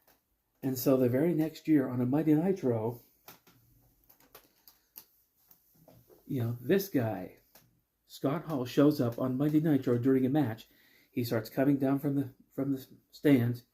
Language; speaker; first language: English; native; English